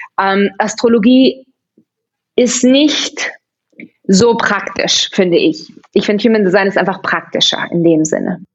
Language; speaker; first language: German; early bilingual, heritage; German